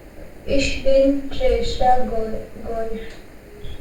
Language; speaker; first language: German; non-native, learner; Hindi